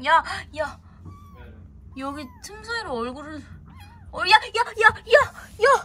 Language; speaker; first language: Korean; native; Korean